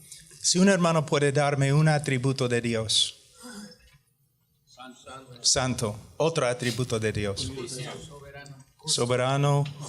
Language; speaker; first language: Spanish; non-native, fluent; English